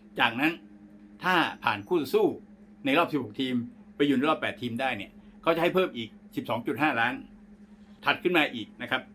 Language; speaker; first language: Thai; native; Thai